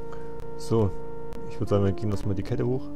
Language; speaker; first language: German; native; German